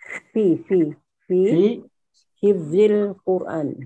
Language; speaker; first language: Arabic; non-native, learner; Malay